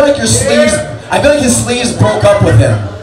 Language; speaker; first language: English; native; English